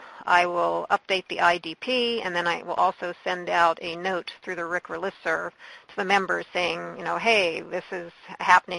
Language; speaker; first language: English; native; English